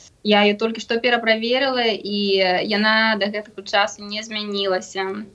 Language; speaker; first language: Belarusian; non-native, local second language; Russian